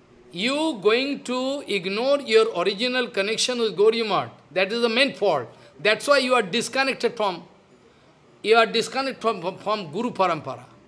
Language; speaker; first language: English; non-native, local second language; Bangla